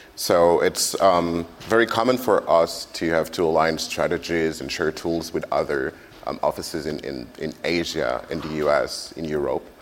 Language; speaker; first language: English; non-native, fluent; French